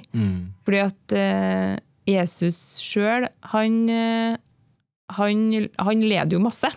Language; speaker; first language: Norwegian; native; Norwegian